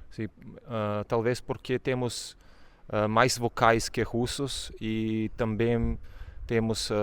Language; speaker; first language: Portuguese; non-native, fluent; Serbian